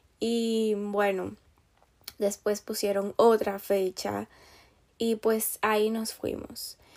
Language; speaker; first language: Spanish; native; Spanish